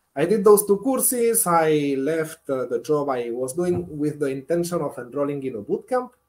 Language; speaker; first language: English; non-native, fluent; Spanish